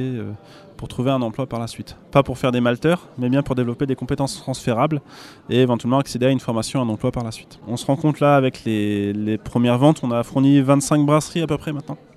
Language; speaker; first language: French; native; French